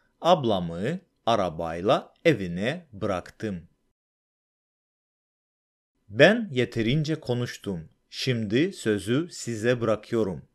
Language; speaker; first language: Turkish; non-native, fluent; Russian